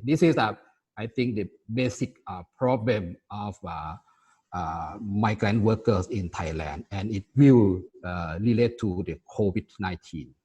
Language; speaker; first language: English; non-native, fluent; Thai